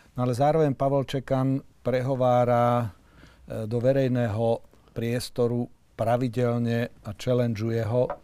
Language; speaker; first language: Slovak; native; Slovak